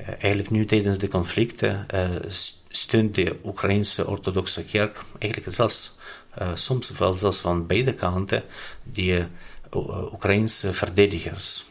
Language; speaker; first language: Dutch; non-native, fluent; Ukrainian